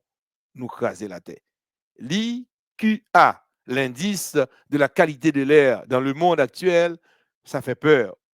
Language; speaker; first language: French; non-native, local second language; Haitian Creole